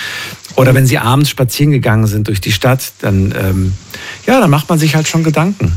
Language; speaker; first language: German; native; German